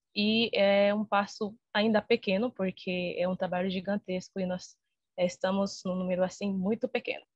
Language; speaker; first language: Portuguese; non-native, fluent; Haitian Creole